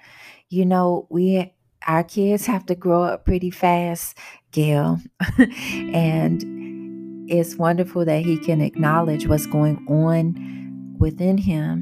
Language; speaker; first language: English; native; English